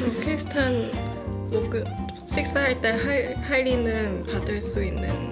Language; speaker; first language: Korean; non-native, learner; Cantonese